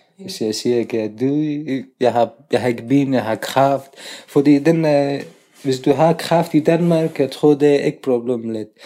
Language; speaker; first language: Danish; non-native, learner; Persian